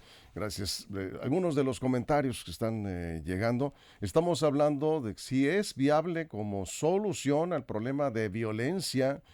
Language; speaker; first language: Spanish; native; Spanish